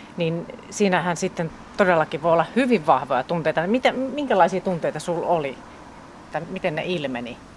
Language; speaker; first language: Finnish; native; Finnish